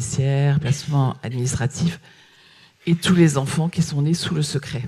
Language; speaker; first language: French; native; French